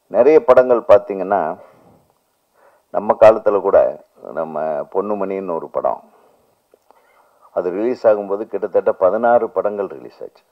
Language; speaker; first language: Tamil; native; Tamil